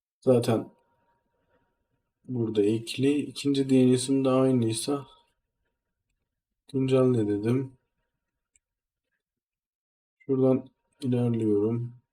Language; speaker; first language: Turkish; native; Turkish